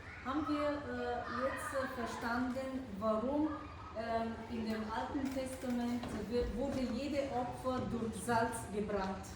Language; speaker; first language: German; non-native, fluent; Bulgarian